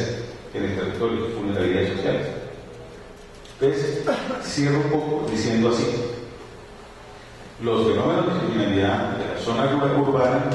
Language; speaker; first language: Spanish; native; Spanish